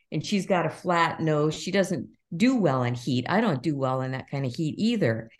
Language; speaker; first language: English; native; English